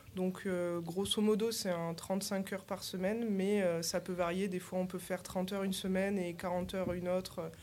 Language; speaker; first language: French; native; French